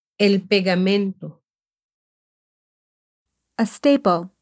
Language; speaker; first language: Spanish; non-native, fluent; English